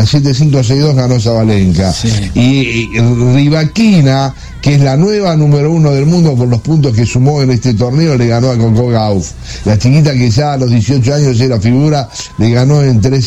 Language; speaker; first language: Spanish; native; Spanish